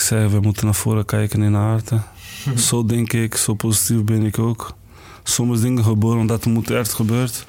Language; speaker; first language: Dutch; non-native, learner; Portuguese